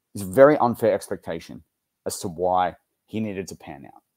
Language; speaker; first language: English; native; English